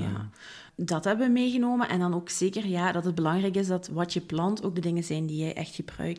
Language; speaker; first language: Dutch; native; Dutch